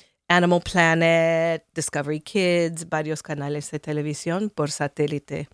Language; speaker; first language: Spanish; non-native, fluent; English